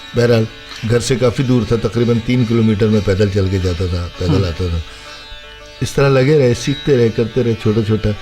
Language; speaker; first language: Urdu; native; Urdu